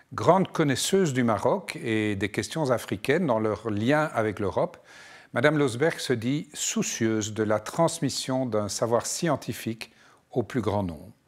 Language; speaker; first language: French; non-native, local second language; Arabic